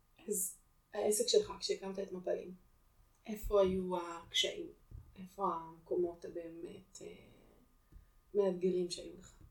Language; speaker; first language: Hebrew; native; Hebrew